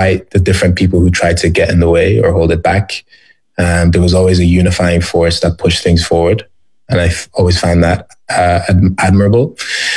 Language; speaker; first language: English; native; English